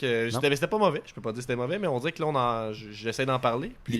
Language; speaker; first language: French; native; French